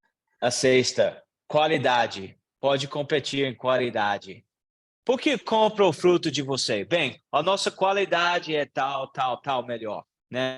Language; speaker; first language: Portuguese; non-native, learner; English